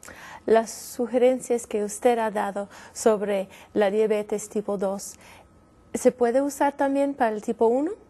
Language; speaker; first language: Spanish; non-native, fluent; English